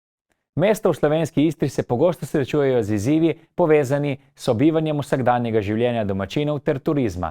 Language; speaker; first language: Slovenian; native; Slovenian